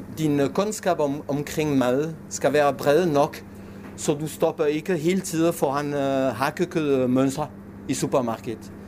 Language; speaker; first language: Danish; non-native, fluent; French